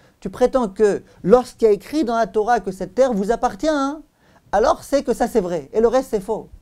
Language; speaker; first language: French; native; French